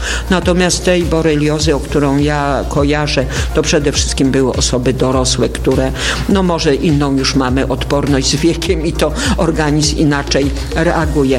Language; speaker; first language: Polish; native; Polish